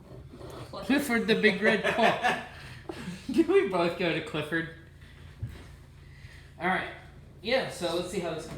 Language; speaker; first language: English; native; English